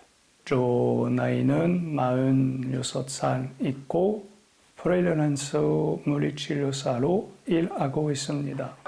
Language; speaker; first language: Korean; non-native, learner; French